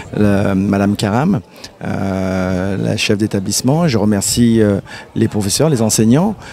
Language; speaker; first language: French; early bilingual, heritage; French